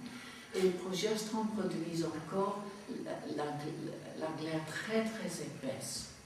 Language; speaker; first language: French; non-native, fluent; English